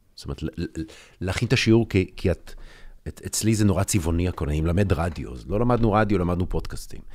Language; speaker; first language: Hebrew; native; Hebrew